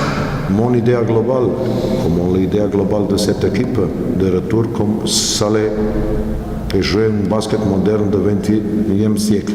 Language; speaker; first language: French; non-native, learner; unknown